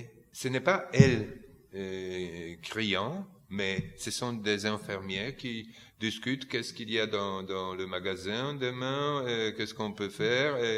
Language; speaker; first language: French; non-native, fluent; Polish